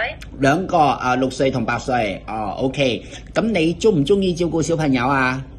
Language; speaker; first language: Cantonese; native; Cantonese